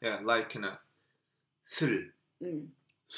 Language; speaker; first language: English; non-native, fluent; Korean